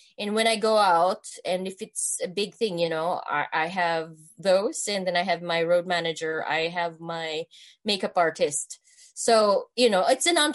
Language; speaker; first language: English; non-native, local second language; Filipino